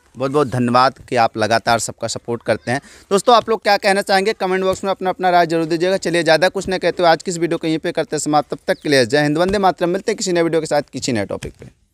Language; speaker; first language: Hindi; native; Hindi